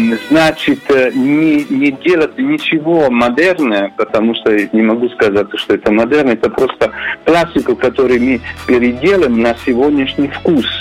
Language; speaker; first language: Russian; non-native, learner; Italian